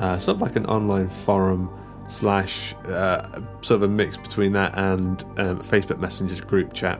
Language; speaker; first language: English; native; English